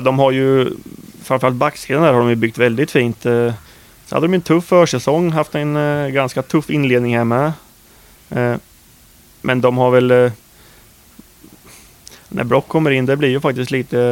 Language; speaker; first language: Swedish; native; Swedish